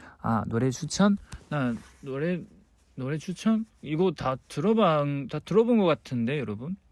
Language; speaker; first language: Korean; non-native, fluent; Chinese